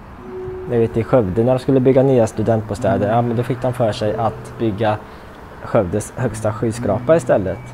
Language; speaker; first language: Swedish; native; Swedish